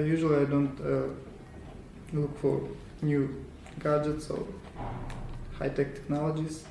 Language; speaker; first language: English; non-native, learner; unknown